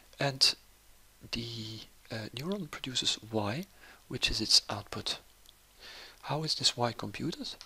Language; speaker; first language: English; non-native, fluent; Dutch